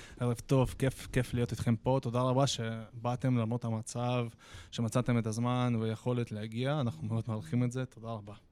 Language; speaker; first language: Hebrew; native; Hebrew